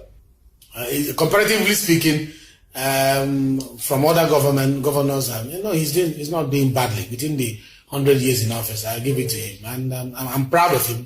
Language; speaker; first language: English; non-native, local second language; Igbo